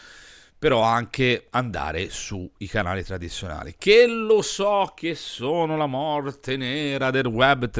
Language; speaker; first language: Italian; native; Italian